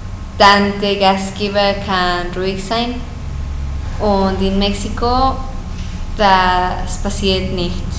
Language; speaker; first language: German; non-native, learner; Spanish